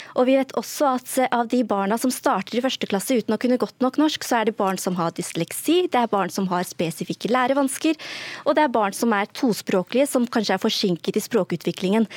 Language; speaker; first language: Norwegian; early bilingual, other home language; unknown